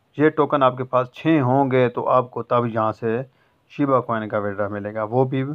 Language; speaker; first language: Urdu; non-native, local second language; Punjabi